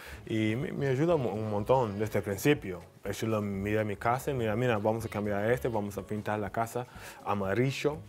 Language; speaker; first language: Spanish; non-native, learner; English